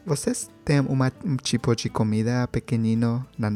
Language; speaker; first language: Portuguese; non-native, learner; Spanish